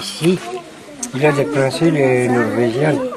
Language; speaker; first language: French; non-native, local second language; Malagasy